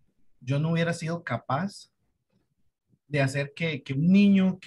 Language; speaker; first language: Spanish; native; Spanish